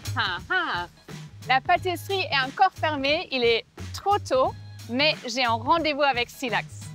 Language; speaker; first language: French; non-native, fluent; German